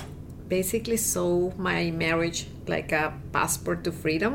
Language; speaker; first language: English; non-native, fluent; Spanish